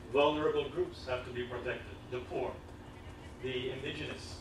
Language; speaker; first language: English; native; English